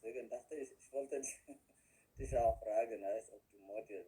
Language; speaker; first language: German; non-native, learner; Tigrinya